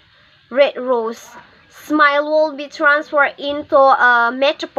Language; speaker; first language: English; non-native, learner; Indonesian